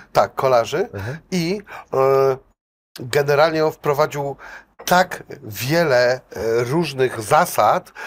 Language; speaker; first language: Polish; native; Polish